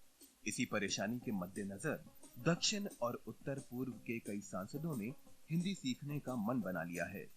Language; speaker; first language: Hindi; native; Hindi